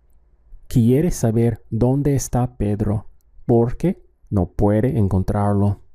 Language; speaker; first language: Spanish; non-native, fluent; English